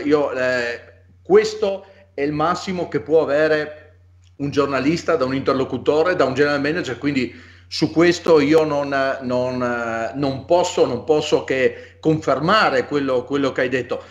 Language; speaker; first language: Italian; native; Italian